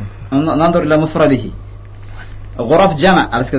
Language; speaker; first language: Arabic; non-native, fluent; Indonesian